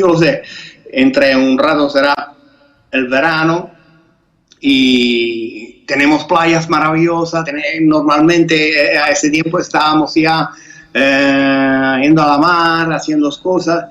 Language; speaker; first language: Spanish; non-native, fluent; Italian